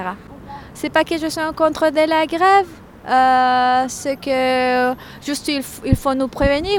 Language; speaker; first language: French; non-native, learner; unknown